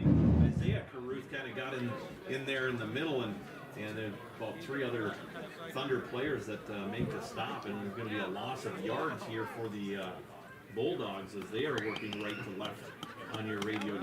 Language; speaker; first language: English; native; English